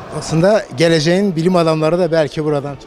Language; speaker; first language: Turkish; native; Turkish